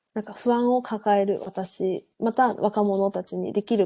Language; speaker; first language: Japanese; native; Japanese